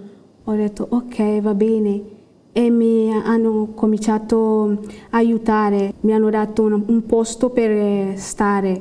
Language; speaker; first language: Italian; non-native, learner; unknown